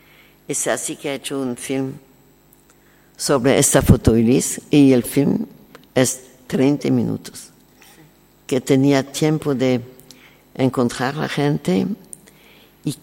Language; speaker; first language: Spanish; non-native, learner; French